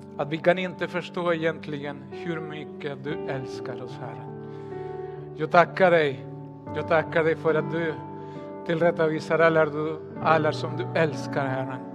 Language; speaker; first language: Swedish; non-native, fluent; Spanish